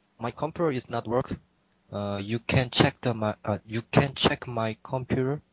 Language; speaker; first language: English; non-native, learner; Korean